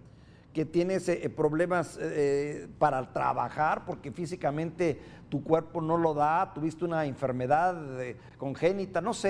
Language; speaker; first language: Spanish; native; Spanish